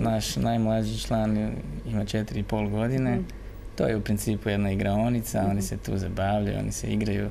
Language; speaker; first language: Croatian; native; Croatian